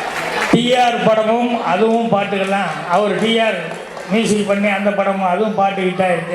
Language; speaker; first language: Tamil; native; Tamil